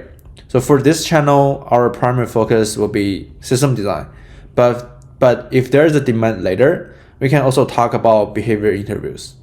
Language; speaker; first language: English; non-native, fluent; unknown